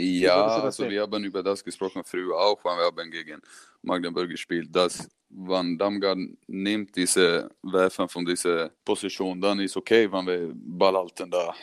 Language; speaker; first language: German; non-native, learner; Swedish